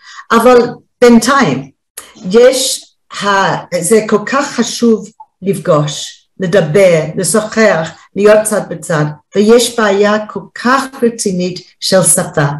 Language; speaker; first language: Hebrew; non-native, fluent; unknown